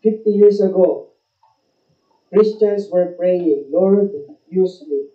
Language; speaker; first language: English; non-native, local second language; Filipino